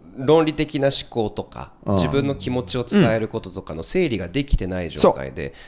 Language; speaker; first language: Japanese; native; Japanese